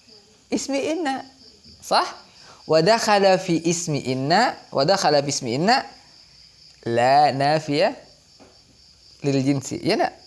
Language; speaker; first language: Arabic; non-native, fluent; Indonesian